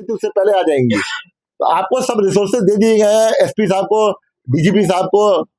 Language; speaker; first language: Hindi; non-native, local second language; Bangla